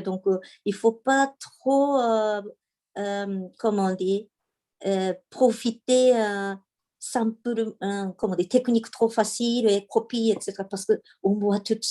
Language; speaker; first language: French; non-native, learner; Japanese